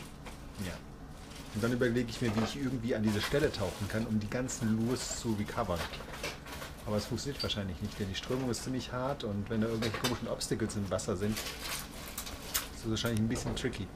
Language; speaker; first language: German; native; German